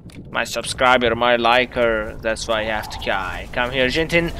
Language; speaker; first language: English; non-native, learner; Azerbaijani